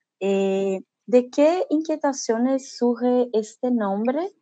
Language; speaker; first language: Spanish; non-native, learner; Portuguese